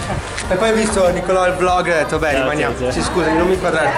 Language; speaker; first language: Italian; native; Italian